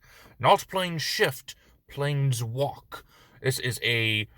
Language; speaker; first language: English; native; English